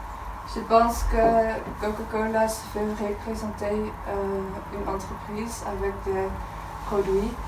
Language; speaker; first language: French; non-native, learner; Dutch